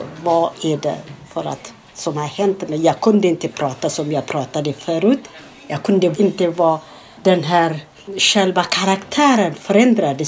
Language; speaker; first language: Swedish; non-native, fluent; Amharic